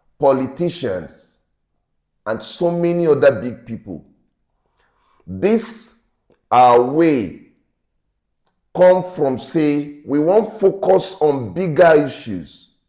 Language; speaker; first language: Nigerian Pidgin; native; Nigerian Pidgin